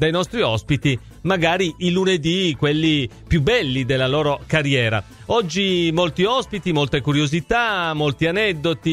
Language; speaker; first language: Italian; native; Italian